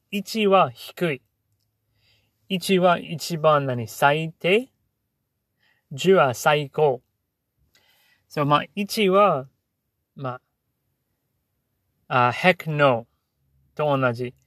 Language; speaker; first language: Japanese; non-native, learner; English